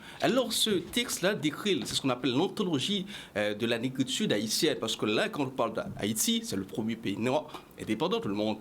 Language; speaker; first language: French; non-native, local second language; Haitian Creole